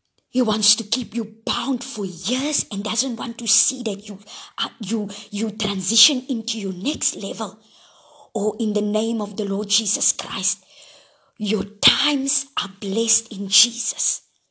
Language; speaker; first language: English; non-native, local second language; Afrikaans